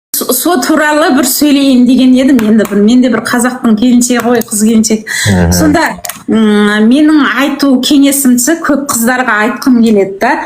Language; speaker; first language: Kazakh; early bilingual, heritage; Kazakh